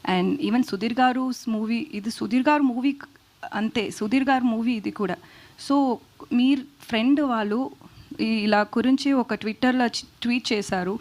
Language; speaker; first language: Telugu; non-native, learner; Tamil